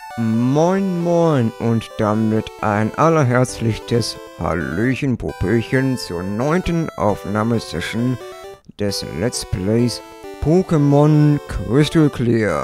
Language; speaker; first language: German; native; German